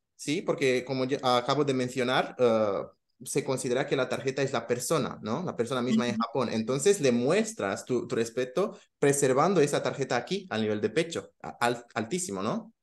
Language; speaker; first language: Spanish; non-native, fluent; Romanian